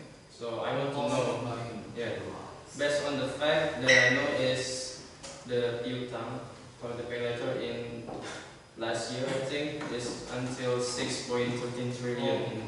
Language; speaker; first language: English; non-native, learner; Indonesian